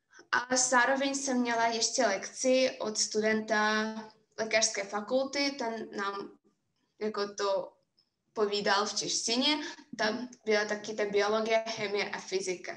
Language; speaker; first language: Czech; non-native, fluent; Russian